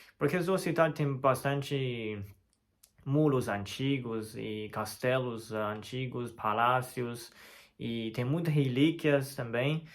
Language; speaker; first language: Portuguese; non-native, fluent; Chinese